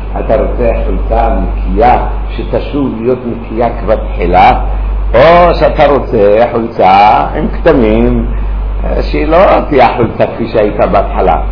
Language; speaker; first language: Hebrew; early bilingual, other home language; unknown